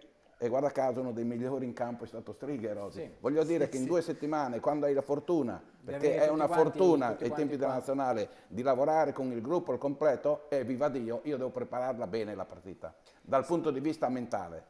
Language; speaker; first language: Italian; native; Italian